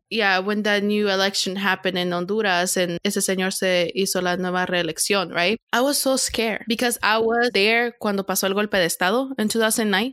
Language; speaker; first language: English; non-native, fluent; Spanish